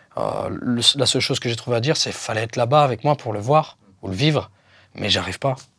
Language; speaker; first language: French; native; French